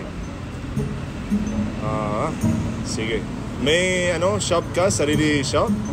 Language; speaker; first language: Filipino; non-native, learner; Arabic